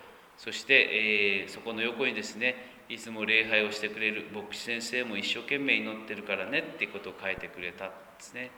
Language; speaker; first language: Japanese; native; Japanese